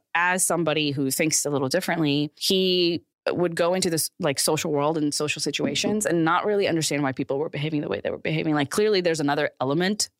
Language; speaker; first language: English; non-native, local second language; Urdu